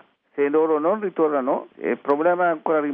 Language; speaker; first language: Italian; non-native, learner; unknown